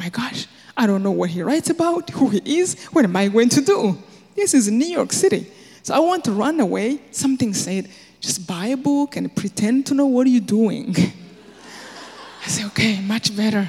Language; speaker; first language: English; non-native, local second language; Kinyarwanda